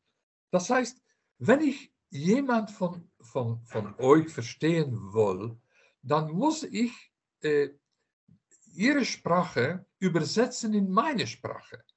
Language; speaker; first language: German; non-native, fluent; Dutch